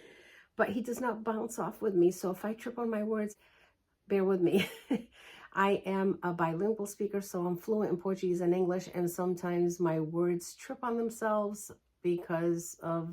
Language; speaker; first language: English; early bilingual, other home language; Portuguese